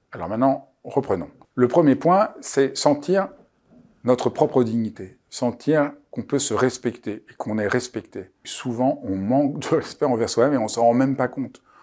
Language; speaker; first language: French; native; French